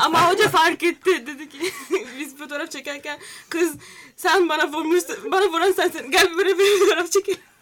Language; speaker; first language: Turkish; non-native, fluent; Arabic